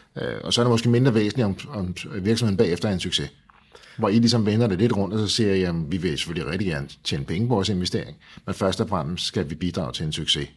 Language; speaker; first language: Danish; native; Danish